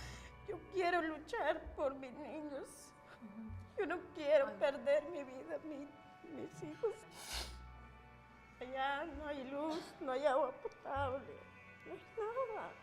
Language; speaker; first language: Spanish; non-native, local second language; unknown